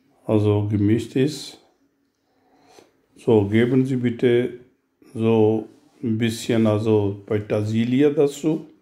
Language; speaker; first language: German; non-native, learner; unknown